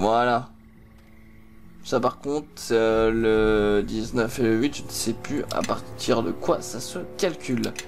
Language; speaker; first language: French; native; French